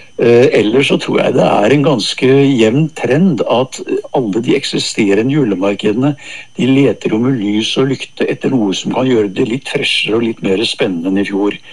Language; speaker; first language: Norwegian; native; Norwegian